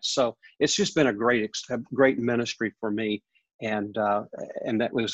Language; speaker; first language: English; native; English